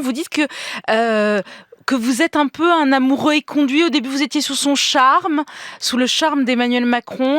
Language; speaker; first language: French; native; French